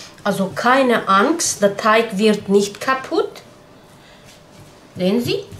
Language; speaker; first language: German; non-native, learner; Turkish